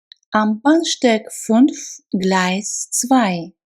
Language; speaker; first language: German; non-native, fluent; Russian